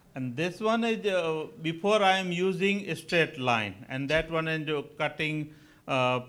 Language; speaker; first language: English; non-native, local second language; Kachhi